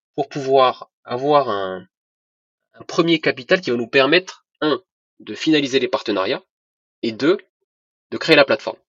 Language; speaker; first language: French; non-native, local second language; Arabic